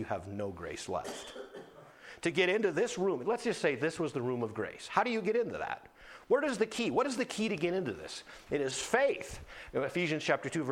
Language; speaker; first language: English; native; English